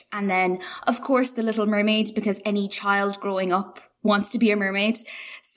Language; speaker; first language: English; native; English